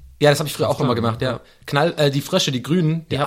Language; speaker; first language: German; native; German